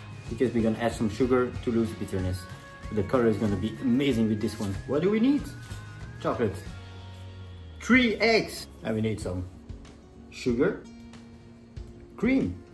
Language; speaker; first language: English; non-native, fluent; French